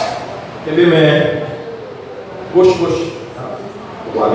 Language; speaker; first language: Portuguese; non-native, learner; Haitian Creole